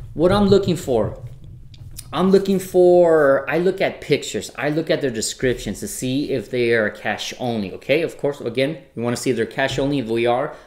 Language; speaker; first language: English; native; English